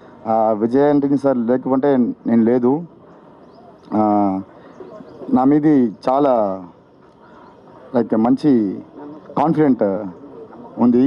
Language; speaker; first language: Telugu; non-native, learner; Tamil